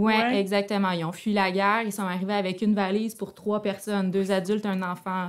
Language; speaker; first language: French; native; French